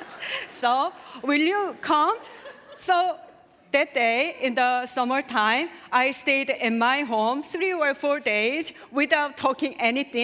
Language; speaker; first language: English; non-native, learner; Korean